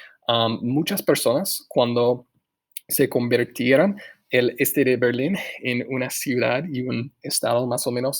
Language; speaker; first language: Spanish; non-native, fluent; English